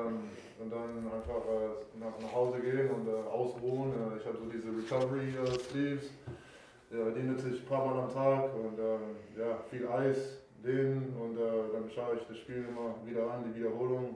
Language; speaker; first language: German; non-native, fluent; English